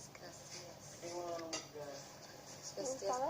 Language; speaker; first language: Spanish; non-native, learner; Filipino